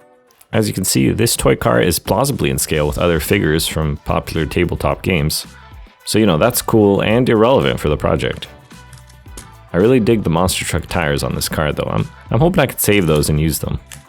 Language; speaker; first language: English; native; English